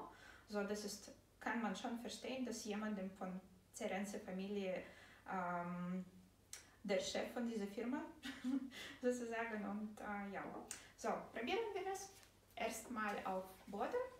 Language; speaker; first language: German; non-native, fluent; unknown